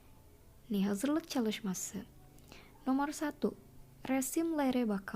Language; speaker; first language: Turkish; non-native, fluent; Indonesian